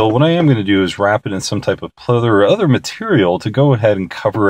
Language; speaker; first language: English; native; English